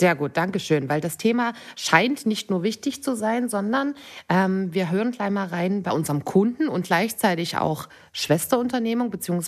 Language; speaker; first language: German; native; German